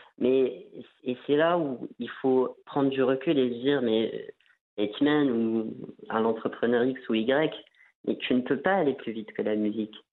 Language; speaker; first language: French; non-native, local second language; Arabic